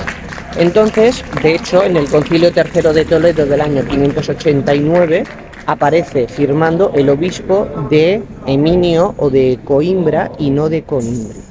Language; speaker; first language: Spanish; native; Spanish